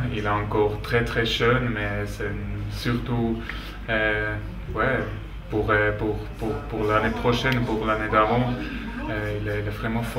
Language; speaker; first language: French; non-native, local second language; German